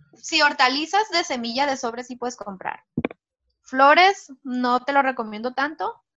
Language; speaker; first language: Spanish; native; Spanish